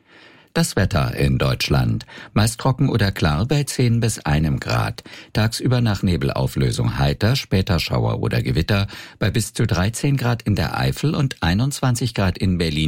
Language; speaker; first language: German; native; German